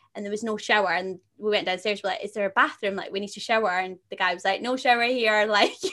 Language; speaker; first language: English; native; English